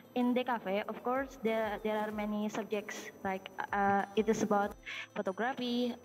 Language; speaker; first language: English; non-native, learner; Indonesian